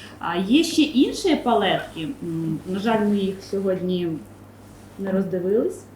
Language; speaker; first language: Ukrainian; non-native, local second language; Russian